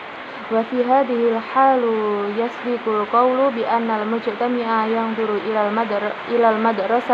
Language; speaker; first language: Arabic; non-native, learner; Indonesian